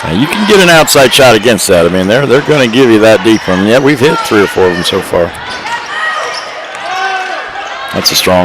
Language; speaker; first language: English; native; English